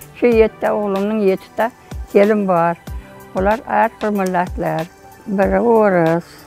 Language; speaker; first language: Uzbek; non-native, local second language; Kazakh